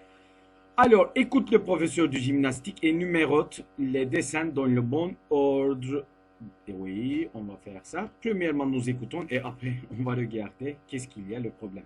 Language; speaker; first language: French; non-native, fluent; Turkish